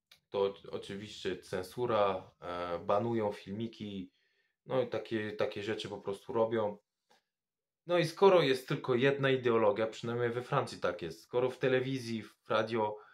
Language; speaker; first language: Polish; non-native, fluent; French